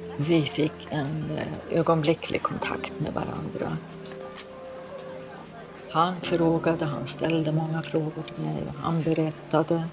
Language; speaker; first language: Swedish; early bilingual, other home language; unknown